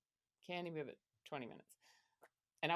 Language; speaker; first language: English; native; English